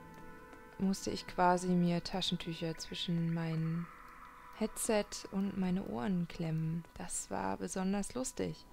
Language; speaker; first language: German; native; German